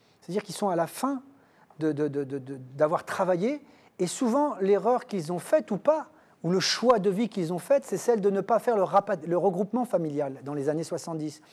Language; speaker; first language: French; native; French